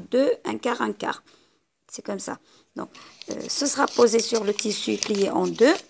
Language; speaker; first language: French; non-native, local second language; Arabic